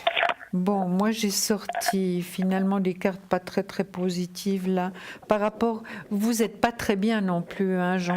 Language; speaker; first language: French; native; French